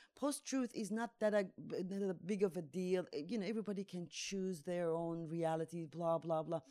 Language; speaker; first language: English; non-native, fluent; Turkish